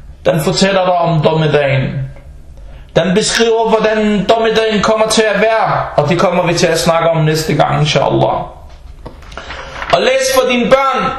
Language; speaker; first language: Danish; early bilingual, other home language; Arabic